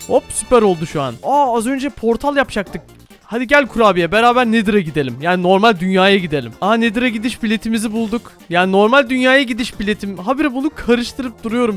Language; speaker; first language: Turkish; native; Turkish